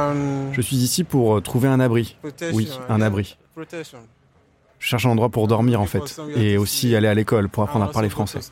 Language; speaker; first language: French; non-native, learner; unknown